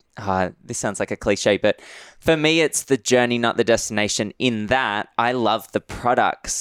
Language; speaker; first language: English; native; English